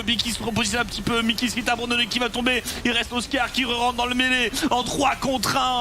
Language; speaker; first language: French; native; French